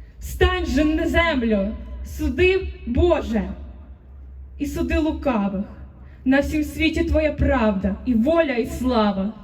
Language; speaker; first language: Ukrainian; native; Ukrainian